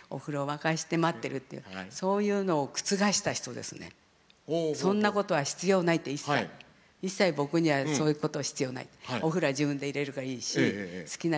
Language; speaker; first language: Japanese; native; Japanese